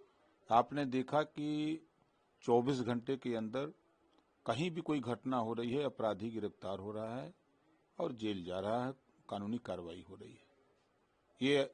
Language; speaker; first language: Hindi; native; Hindi